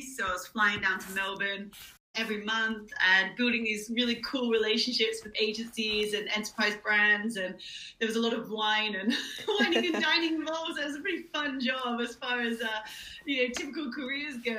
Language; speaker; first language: English; native; English